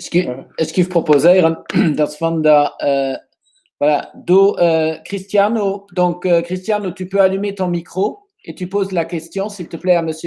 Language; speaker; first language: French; non-native, local second language; Luxembourgish